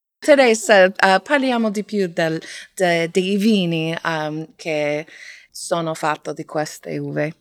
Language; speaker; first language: Italian; non-native, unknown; English